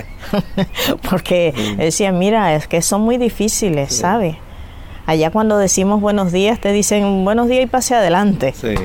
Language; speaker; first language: Spanish; native; Spanish